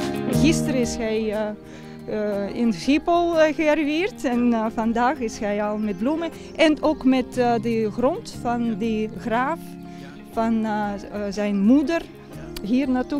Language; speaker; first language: Dutch; non-native, fluent; Russian